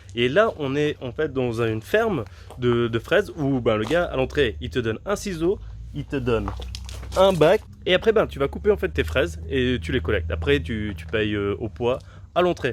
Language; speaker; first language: French; native; French